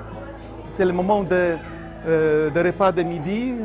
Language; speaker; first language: French; non-native, fluent; Polish